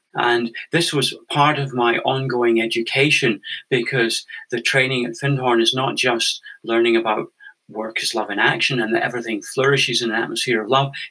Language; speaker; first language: English; native; English